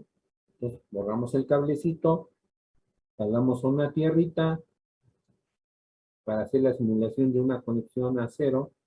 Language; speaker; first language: Spanish; native; Spanish